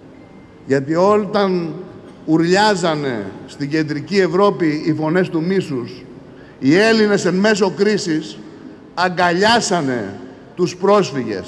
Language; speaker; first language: Greek; native; Greek